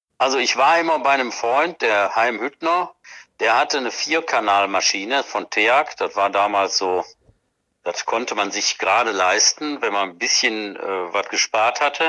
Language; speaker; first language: German; native; German